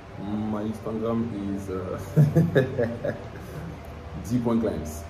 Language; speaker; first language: English; non-native, learner; French